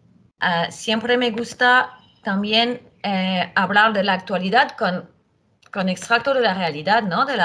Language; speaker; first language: Spanish; non-native, fluent; French